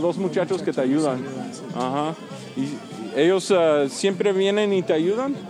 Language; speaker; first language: Spanish; early bilingual, heritage; Spanish